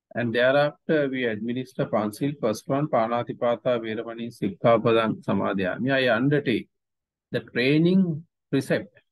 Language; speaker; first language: English; non-native, local second language; Sinhala